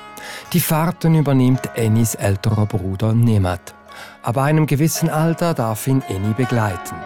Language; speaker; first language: German; native; German